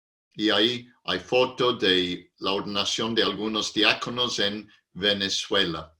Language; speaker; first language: Spanish; non-native, fluent; English